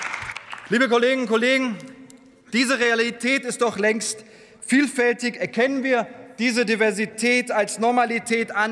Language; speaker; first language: German; early bilingual, other home language; Turkish